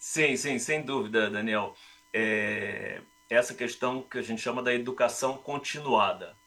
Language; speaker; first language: Portuguese; native; Portuguese